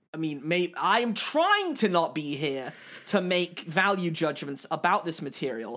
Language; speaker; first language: English; native; English